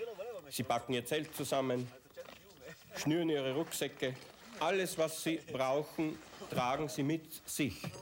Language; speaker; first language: German; native; German